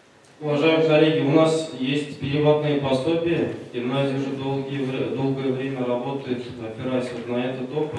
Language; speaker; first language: Russian; non-native, local second language; Tatar